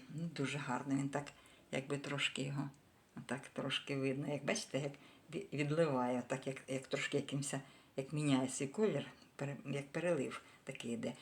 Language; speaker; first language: Ukrainian; non-native, local second language; Russian